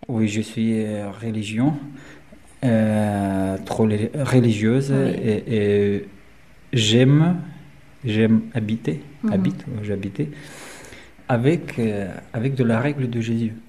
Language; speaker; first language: French; non-native, learner; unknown